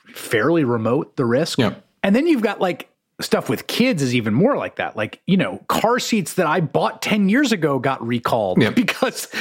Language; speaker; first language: English; native; English